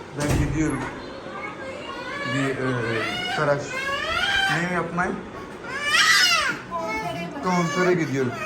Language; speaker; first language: Turkish; non-native, learner; Urdu